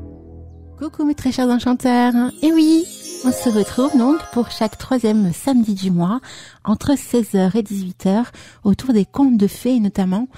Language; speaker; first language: French; native; French